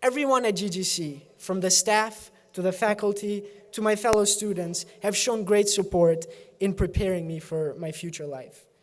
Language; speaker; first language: English; early bilingual, other home language; Albanian